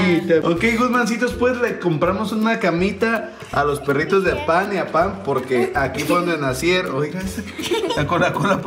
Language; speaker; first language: Spanish; native; Spanish